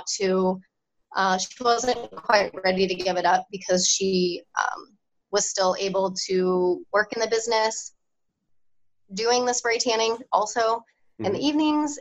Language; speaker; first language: English; native; English